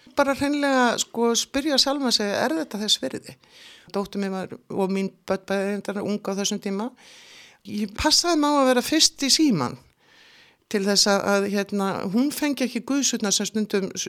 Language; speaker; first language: Icelandic; native; Icelandic